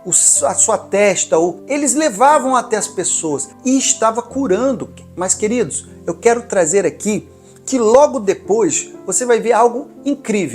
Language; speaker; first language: Portuguese; native; Portuguese